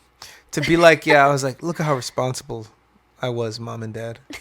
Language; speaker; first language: English; native; English